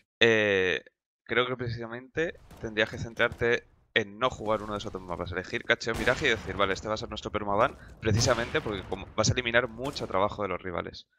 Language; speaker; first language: Spanish; native; Spanish